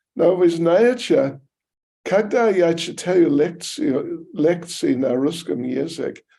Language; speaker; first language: Russian; non-native, learner; English